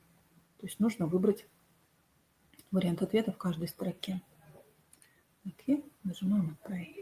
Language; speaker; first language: Russian; native; Russian